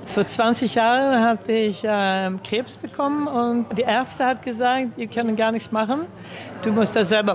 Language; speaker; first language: German; early bilingual, heritage; Swedish